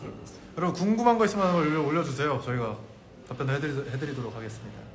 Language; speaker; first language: Korean; native; Korean